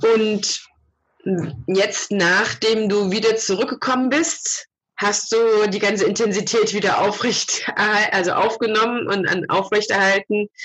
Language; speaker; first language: German; non-native, fluent; Russian